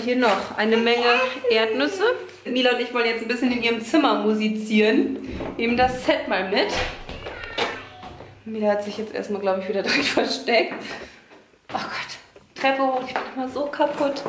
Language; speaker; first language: German; native; German